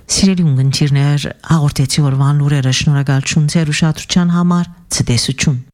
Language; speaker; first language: Armenian; early bilingual, heritage; Armenian